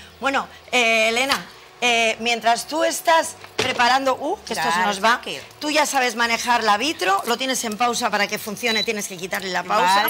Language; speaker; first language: Spanish; native; Spanish